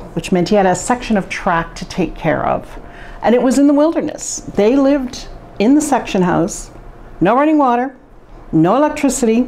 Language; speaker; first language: English; native; English